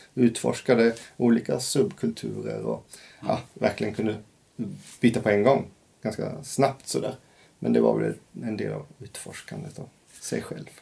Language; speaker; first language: Swedish; native; Swedish